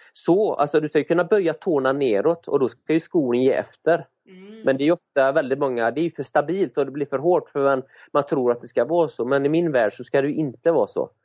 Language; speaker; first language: Swedish; native; Swedish